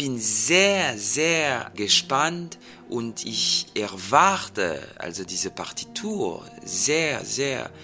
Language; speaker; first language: German; non-native, fluent; French